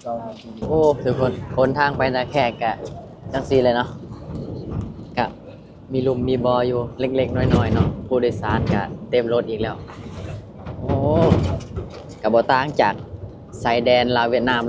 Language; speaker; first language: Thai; non-native, local second language; Lao